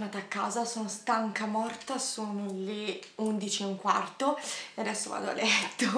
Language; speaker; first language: Italian; native; Italian